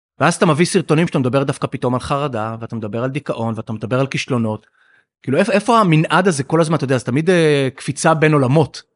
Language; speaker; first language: Hebrew; native; Hebrew